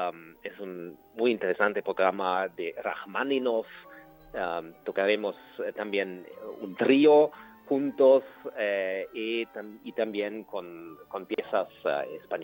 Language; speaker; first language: Spanish; non-native, learner; German